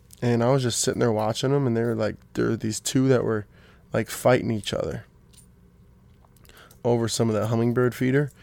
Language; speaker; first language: English; native; English